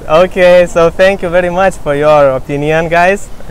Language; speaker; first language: English; non-native, learner; Lithuanian